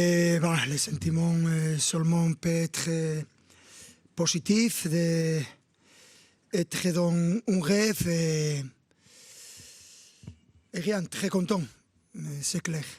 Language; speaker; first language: French; non-native, fluent; Spanish